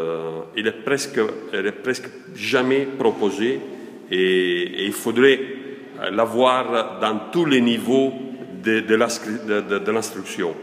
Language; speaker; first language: French; non-native, fluent; Italian